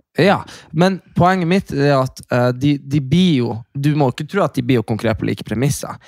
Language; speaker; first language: Norwegian; native; Norwegian